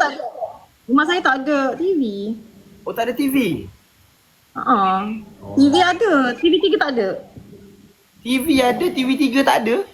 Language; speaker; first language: Malay; native; Malay